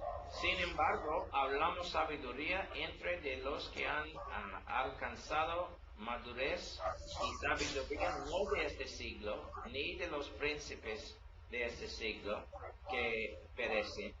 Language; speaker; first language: Spanish; non-native, learner; English